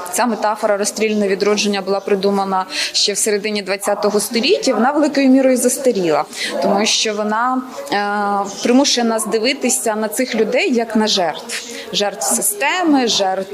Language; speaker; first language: Ukrainian; native; Ukrainian